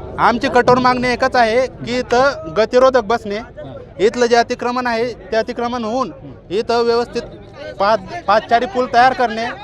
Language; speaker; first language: Marathi; native; Marathi